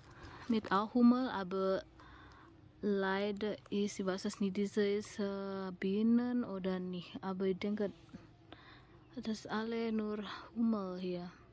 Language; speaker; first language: German; non-native, learner; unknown